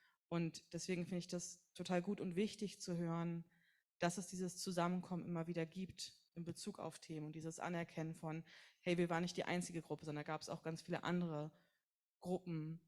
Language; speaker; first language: German; native; German